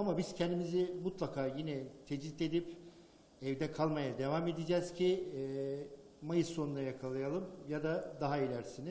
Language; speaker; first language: Turkish; non-native, fluent; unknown